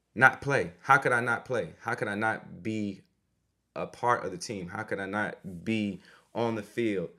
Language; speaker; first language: English; native; English